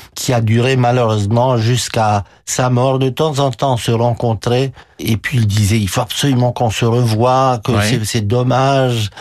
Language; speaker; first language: French; non-native, fluent; Romanian